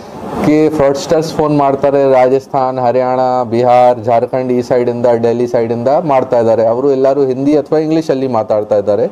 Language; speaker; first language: Kannada; non-native, local second language; Hindi